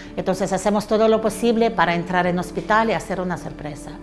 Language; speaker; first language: Spanish; non-native, fluent; Ukrainian